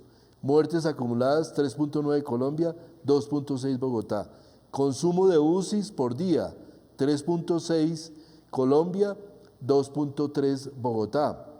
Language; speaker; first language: Spanish; native; Spanish